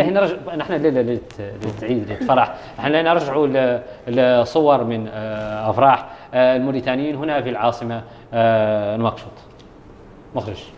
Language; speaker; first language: Arabic; native; Arabic